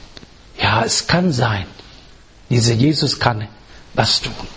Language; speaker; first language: German; non-native, fluent; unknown